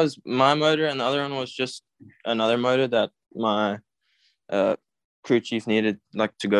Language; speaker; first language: English; native; English